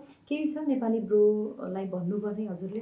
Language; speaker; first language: Nepali; native; Nepali